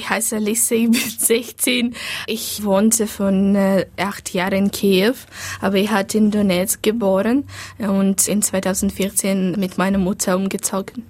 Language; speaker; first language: German; non-native, learner; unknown